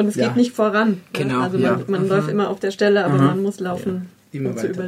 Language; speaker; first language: German; native; German